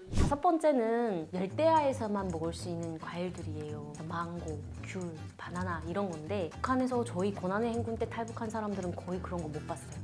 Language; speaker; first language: Korean; native; Korean